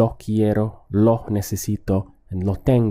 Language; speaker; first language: Spanish; non-native, fluent; English